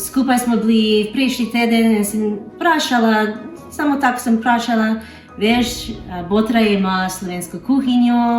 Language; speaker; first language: Slovenian; early bilingual, heritage; Slovenian